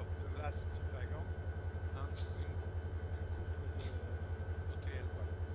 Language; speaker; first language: English; non-native, learner; French